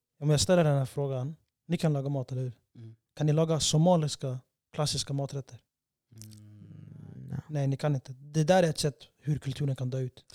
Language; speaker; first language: Swedish; early bilingual, other home language; English